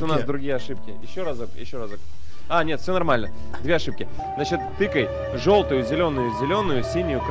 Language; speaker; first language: Russian; native; Russian